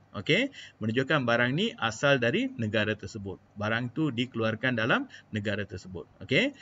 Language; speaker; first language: Malay; non-native, local second language; Malayalam